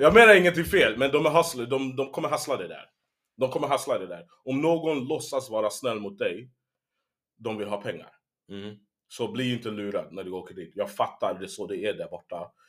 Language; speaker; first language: Swedish; early bilingual, heritage; Swedish